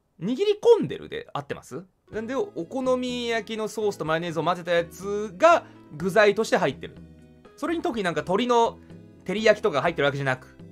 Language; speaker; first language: Japanese; native; Japanese